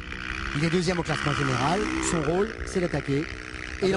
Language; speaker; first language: French; native; French